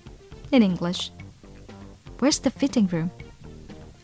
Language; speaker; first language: English; non-native, fluent; Indonesian